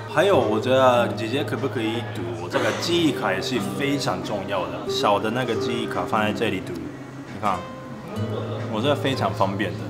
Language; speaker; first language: Chinese; non-native, fluent; Japanese